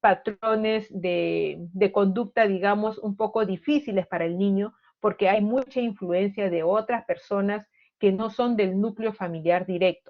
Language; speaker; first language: Spanish; native; Spanish